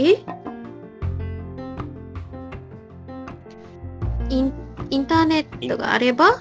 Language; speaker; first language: Japanese; non-native, learner; Malay